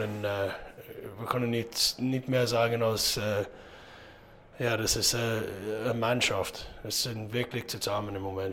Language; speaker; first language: German; non-native, learner; English